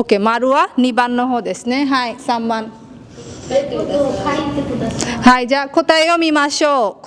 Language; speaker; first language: Japanese; non-native, fluent; Bangla